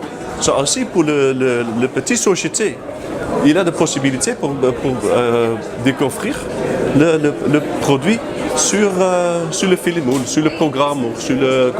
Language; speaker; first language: French; non-native, learner; Dutch